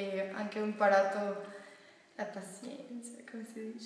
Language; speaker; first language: Italian; non-native, learner; Spanish